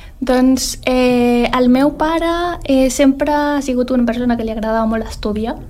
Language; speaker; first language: Catalan; early bilingual, other home language; Spanish